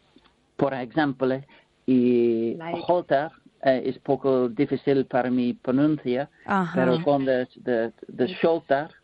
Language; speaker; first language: Spanish; non-native, learner; English